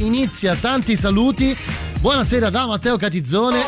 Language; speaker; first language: Italian; native; Italian